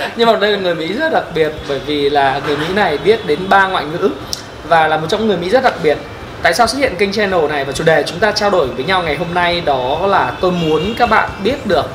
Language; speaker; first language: Vietnamese; native; Vietnamese